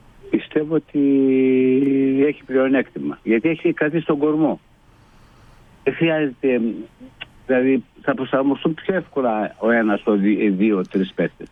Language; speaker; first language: Greek; non-native, fluent; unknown